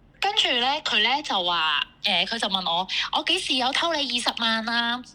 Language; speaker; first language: Cantonese; native; Cantonese